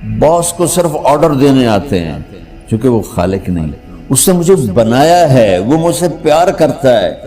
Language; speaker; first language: Urdu; non-native, local second language; Punjabi